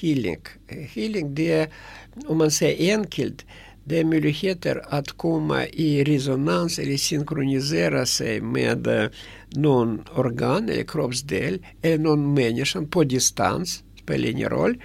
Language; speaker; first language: Swedish; non-native, fluent; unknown